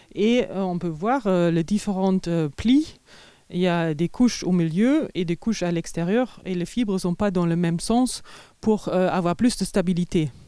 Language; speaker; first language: French; non-native, fluent; German